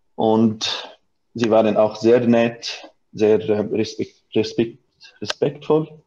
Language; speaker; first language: German; non-native, learner; Arabic